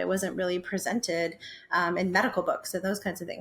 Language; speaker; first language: English; native; English